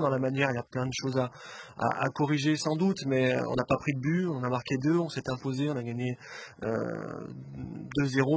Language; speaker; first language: French; native; French